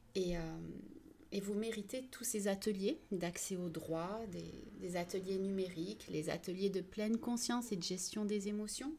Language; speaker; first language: French; early bilingual, other home language; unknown